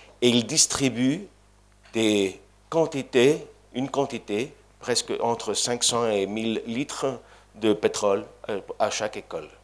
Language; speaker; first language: French; non-native, fluent; Greek